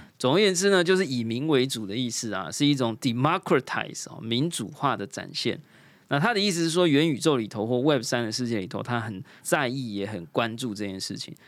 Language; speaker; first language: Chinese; native; Chinese